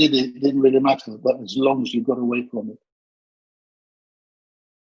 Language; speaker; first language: English; native; English